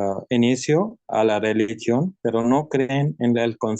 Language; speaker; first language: Spanish; non-native, learner; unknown